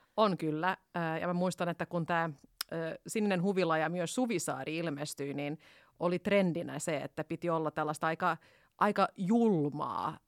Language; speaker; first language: Finnish; non-native, local second language; Swedish